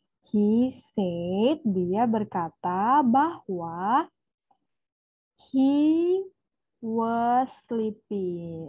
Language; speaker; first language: English; non-native, fluent; Indonesian